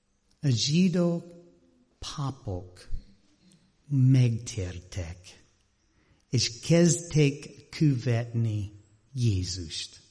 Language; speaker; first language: Hungarian; non-native, learner; English